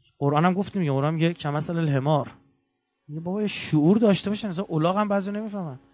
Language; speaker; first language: Persian; native; Persian